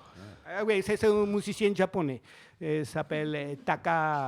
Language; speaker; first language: French; non-native, fluent; Spanish